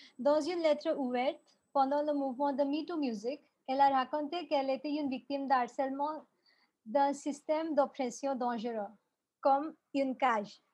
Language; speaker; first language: French; non-native, fluent; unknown